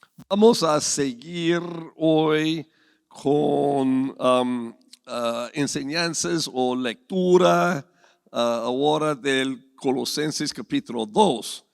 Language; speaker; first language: Spanish; non-native, fluent; English